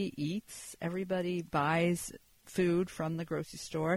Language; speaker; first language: English; native; English